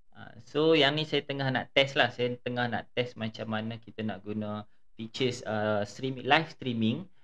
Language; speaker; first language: Malay; native; Malay